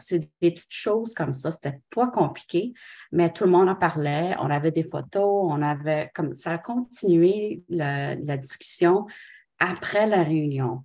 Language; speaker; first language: French; non-native, local second language; English